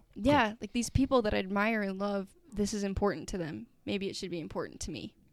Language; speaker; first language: English; native; English